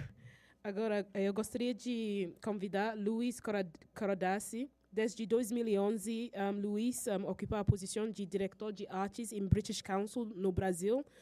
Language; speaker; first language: Portuguese; non-native, fluent; English